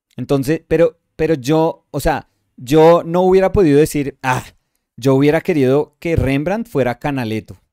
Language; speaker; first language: Spanish; native; Spanish